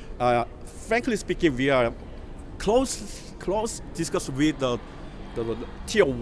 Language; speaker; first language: English; non-native, learner; Korean